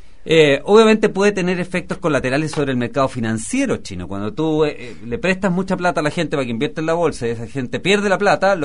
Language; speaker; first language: Spanish; native; Spanish